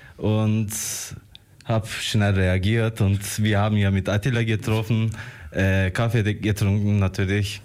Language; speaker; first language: German; non-native, fluent; Turkish